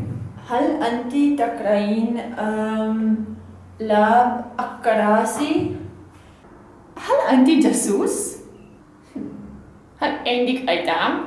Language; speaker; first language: Arabic; non-native, learner; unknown